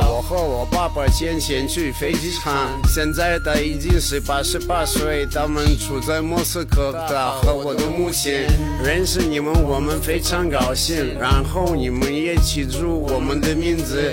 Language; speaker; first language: Chinese; non-native, learner; Russian